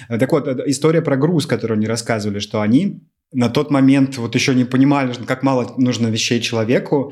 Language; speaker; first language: Russian; native; Russian